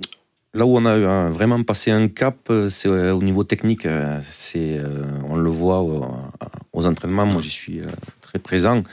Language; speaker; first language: French; native; French